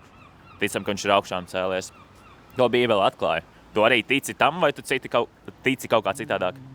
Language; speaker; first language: Latvian; native; Latvian